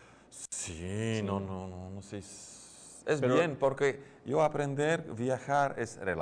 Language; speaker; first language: Spanish; non-native, learner; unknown